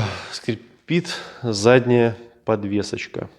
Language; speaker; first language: Russian; native; Russian